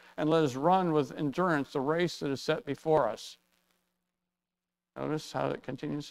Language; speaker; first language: English; native; English